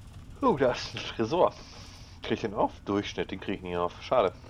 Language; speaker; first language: German; native; German